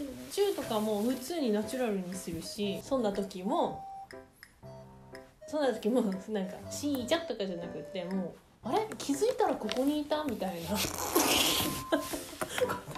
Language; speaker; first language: Japanese; native; Japanese